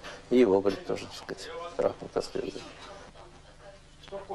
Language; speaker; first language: Russian; native; Russian